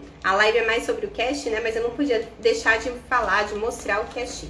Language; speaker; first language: Portuguese; native; Portuguese